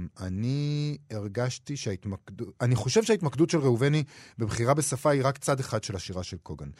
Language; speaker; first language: Hebrew; native; Hebrew